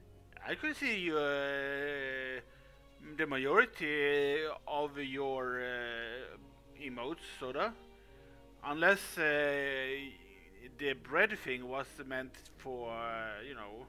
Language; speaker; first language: English; non-native, fluent; Swedish